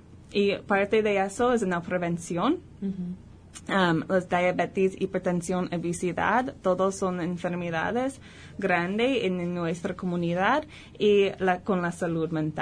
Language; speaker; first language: Spanish; early bilingual, heritage; Spanish